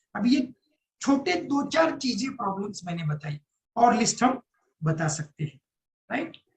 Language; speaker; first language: Hindi; non-native, local second language; Marathi